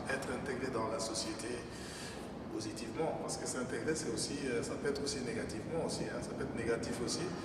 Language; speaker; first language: French; non-native, local second language; Lingala